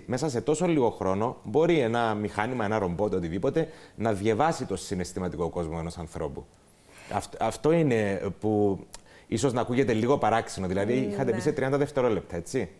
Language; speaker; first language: Greek; native; Greek